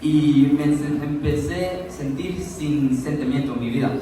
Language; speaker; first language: Spanish; early bilingual, heritage; Spanish